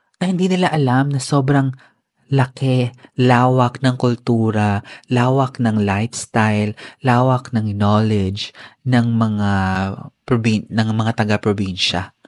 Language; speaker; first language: Filipino; non-native, local second language; Cebuano